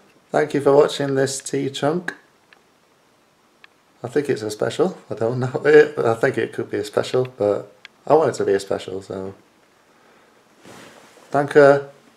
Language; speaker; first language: English; native; English